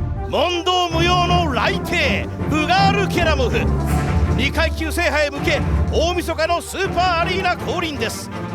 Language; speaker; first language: Japanese; native; Japanese